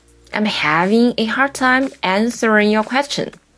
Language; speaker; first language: English; non-native, fluent; Chinese